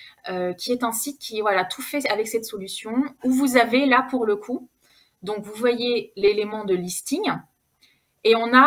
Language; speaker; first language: French; native; French